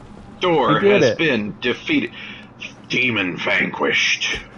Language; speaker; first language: English; native; English